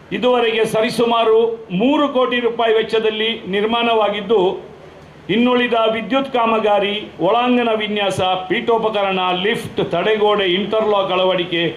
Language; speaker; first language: Kannada; non-native, local second language; Konkani